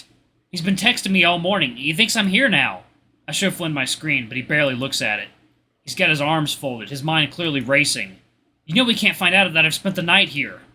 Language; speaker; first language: English; native; English